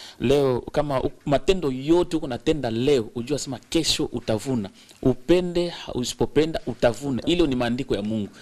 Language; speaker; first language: Swahili; native; Swahili